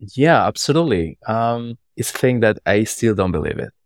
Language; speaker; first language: English; non-native, fluent; Spanish